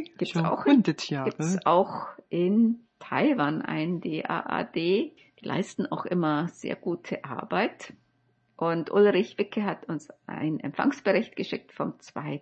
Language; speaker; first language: German; native; German